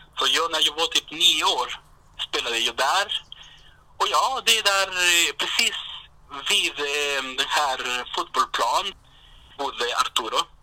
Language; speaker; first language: Swedish; non-native, fluent; Spanish